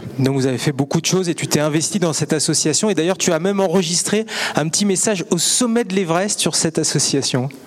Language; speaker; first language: French; native; French